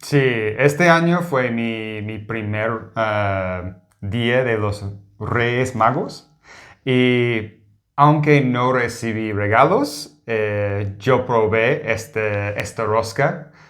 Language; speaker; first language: Spanish; non-native, fluent; English